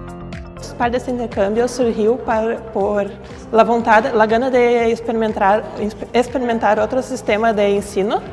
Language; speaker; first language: Spanish; non-native, fluent; Portuguese